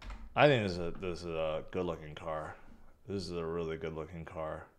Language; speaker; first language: English; native; English